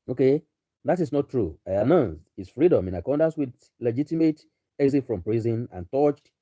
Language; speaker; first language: English; non-native, local second language; Yoruba